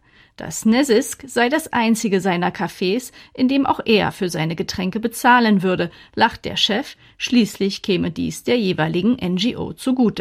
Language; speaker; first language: German; native; German